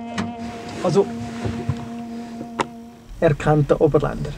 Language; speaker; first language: German; native; German